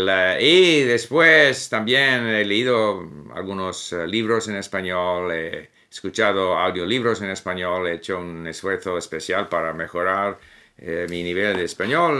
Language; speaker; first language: Spanish; non-native, fluent; English